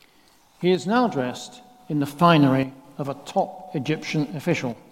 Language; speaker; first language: English; native; English